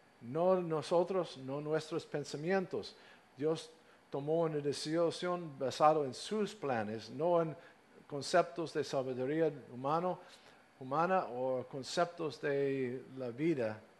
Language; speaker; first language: Spanish; non-native, fluent; English